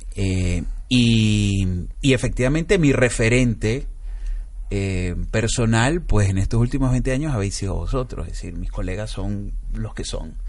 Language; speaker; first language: Spanish; native; Spanish